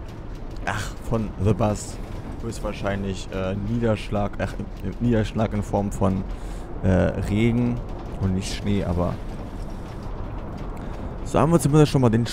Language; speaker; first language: German; native; German